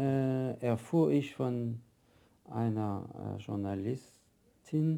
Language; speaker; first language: German; non-native, fluent; French